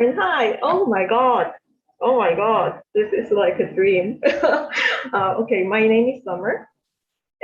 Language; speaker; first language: English; non-native, fluent; Korean